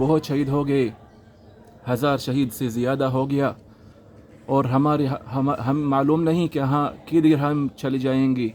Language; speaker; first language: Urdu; non-native, learner; Arabic